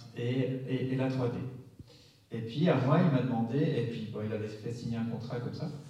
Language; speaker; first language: French; native; French